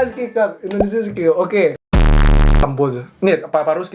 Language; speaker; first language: Russian; non-native, learner; Indonesian